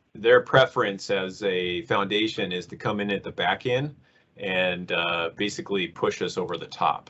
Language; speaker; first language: English; native; English